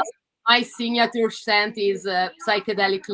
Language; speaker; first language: English; non-native, learner; Italian